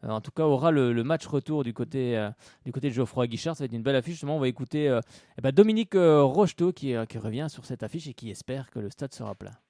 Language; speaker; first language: French; native; French